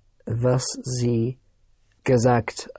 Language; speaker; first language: German; non-native, learner; English